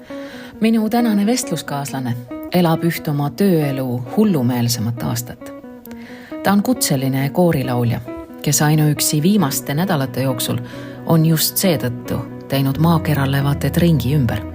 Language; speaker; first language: Estonian; native; Estonian